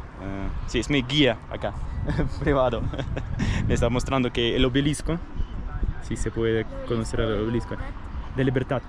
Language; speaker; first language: Spanish; non-native, fluent; Russian